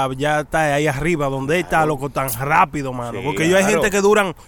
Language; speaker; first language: Spanish; early bilingual, heritage; Spanish